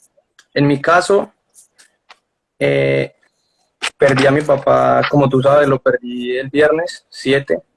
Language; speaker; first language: Spanish; native; Spanish